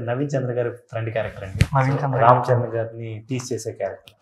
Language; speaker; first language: Telugu; native; Telugu